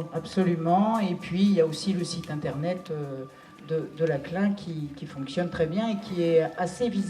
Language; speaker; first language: French; native; French